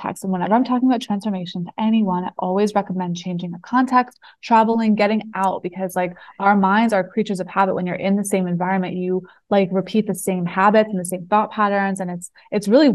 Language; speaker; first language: English; native; English